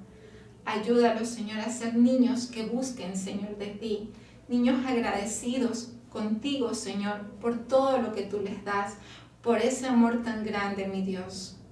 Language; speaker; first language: Spanish; native; Spanish